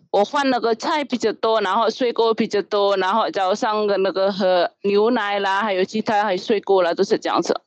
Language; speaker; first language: Chinese; non-native, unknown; Indonesian